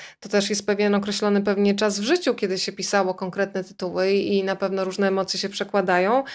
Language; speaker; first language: Polish; native; Polish